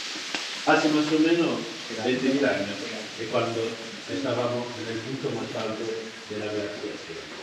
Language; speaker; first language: Spanish; non-native, fluent; Italian